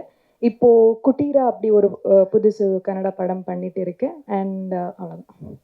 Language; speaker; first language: Tamil; non-native, learner; Kannada